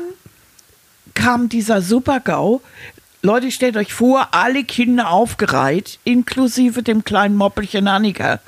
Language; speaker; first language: German; native; German